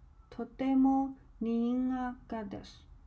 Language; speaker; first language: Japanese; non-native, learner; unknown